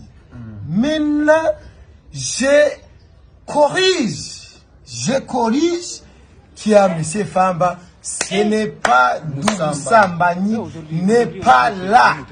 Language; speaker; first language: French; non-native, learner; Rundi